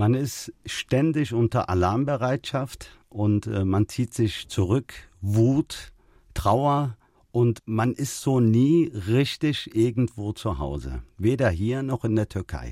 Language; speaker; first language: German; early bilingual, other home language; Turkish